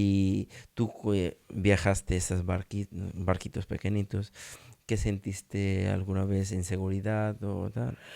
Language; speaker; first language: Spanish; non-native, learner; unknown